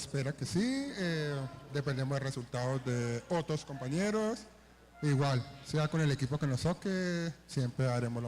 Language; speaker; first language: Spanish; native; Spanish